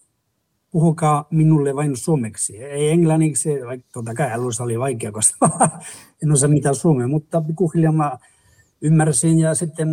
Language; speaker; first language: Finnish; non-native, fluent; Spanish